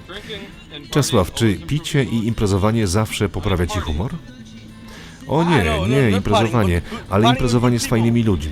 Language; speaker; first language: Polish; non-native, fluent; English